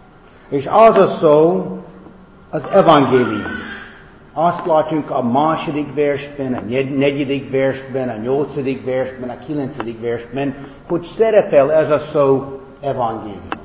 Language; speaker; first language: Hungarian; non-native, fluent; English